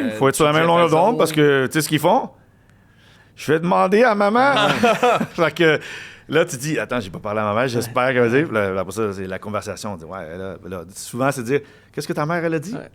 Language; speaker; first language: French; native; French